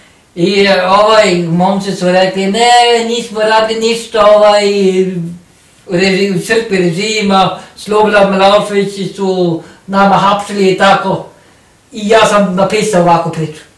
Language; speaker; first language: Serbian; non-native, learner; Norwegian